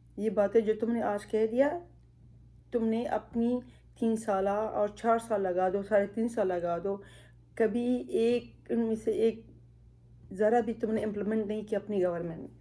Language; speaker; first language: Urdu; non-native, fluent; Pashto